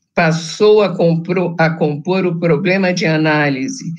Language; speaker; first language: Portuguese; native; Portuguese